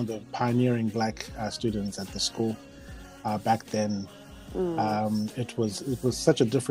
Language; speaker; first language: English; non-native, local second language; Shona